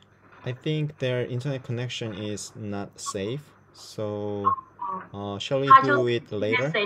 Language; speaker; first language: English; non-native, fluent; Korean